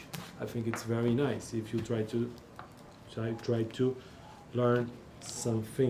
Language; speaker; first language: English; non-native, learner; Portuguese